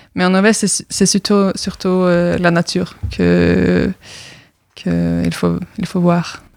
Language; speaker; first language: French; non-native, fluent; Norwegian